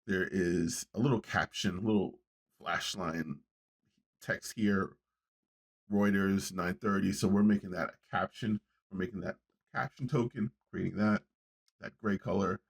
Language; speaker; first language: English; native; English